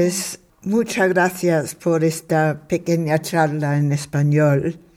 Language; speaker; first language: Spanish; non-native, fluent; English